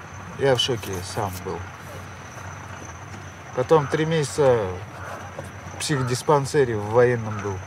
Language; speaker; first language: Russian; native; Russian